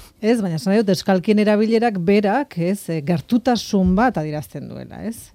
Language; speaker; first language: Basque; non-native, local second language; Spanish